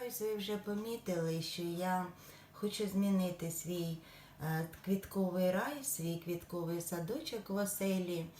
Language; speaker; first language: Ukrainian; native; Ukrainian